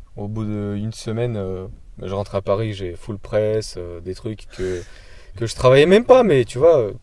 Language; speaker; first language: French; non-native, fluent; Ukrainian